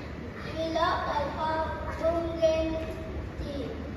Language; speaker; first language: English; non-native, learner; Vietnamese